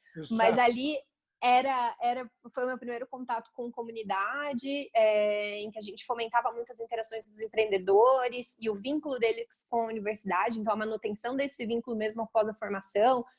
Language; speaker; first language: Portuguese; native; Portuguese